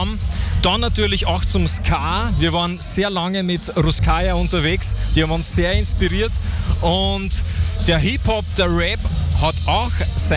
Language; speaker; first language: German; non-native, local second language; Croatian